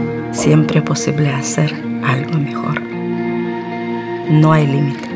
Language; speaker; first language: Spanish; non-native, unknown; Russian